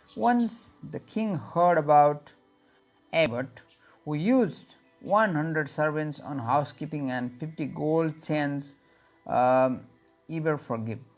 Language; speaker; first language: English; non-native, local second language; Nepali